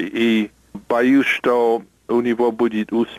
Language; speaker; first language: Russian; non-native, fluent; English